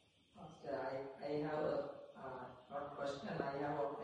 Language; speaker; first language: English; non-native, learner; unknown